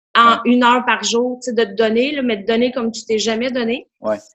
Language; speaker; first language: French; native; French